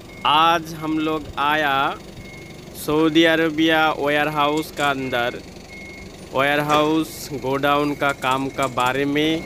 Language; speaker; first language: Hindi; non-native, learner; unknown